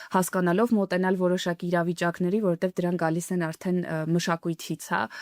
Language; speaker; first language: Armenian; native; Armenian